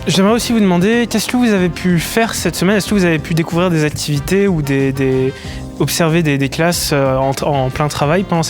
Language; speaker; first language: French; native; French